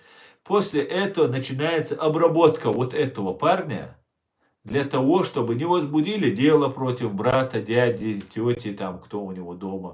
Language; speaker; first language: Russian; non-native, local second language; Chechen